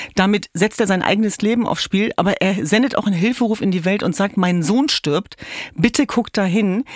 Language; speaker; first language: German; native; German